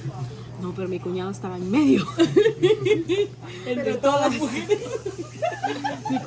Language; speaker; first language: Spanish; early bilingual, heritage; Spanish